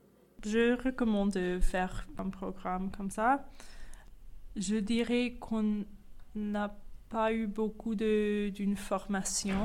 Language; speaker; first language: French; non-native, fluent; English